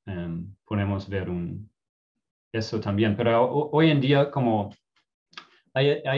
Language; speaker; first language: Spanish; non-native, fluent; English